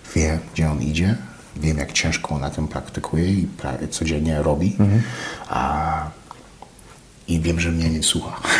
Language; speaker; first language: Polish; early bilingual, heritage; Polish